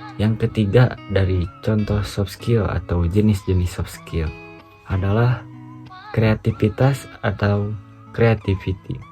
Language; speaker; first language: Indonesian; non-native, local second language; Sundanese